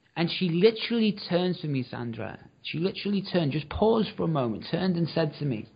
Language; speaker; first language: English; native; English